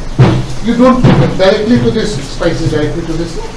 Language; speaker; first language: English; non-native, learner; Japanese